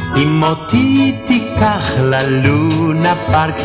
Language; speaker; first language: Hebrew; native; Hebrew